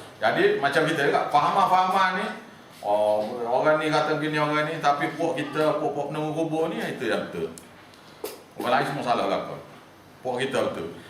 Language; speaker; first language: Malay; native; Malay